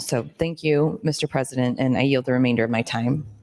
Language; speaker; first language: English; native; English